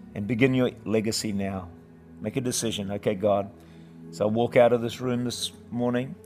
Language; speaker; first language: English; native; English